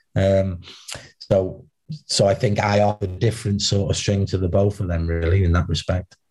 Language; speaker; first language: English; native; English